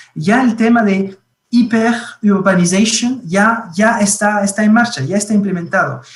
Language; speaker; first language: Spanish; non-native, fluent; French